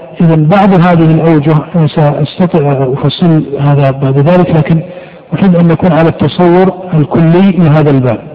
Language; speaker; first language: Arabic; native; Arabic